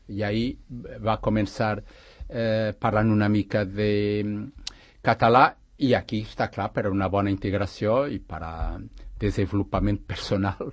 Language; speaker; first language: Catalan; non-native, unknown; Portuguese